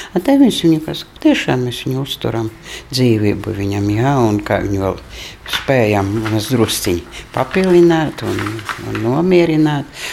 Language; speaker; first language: Latvian; non-native, local second language; Russian